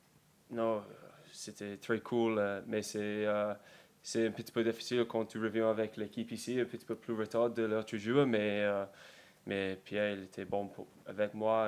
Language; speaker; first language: French; non-native, learner; English